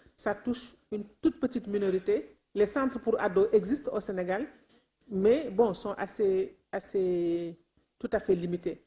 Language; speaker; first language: French; non-native, local second language; Wolof